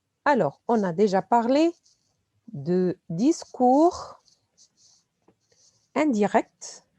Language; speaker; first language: French; non-native, fluent; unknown